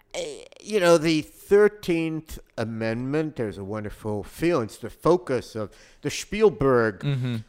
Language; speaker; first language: English; native; English